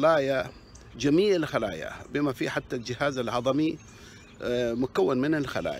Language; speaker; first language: Arabic; native; Arabic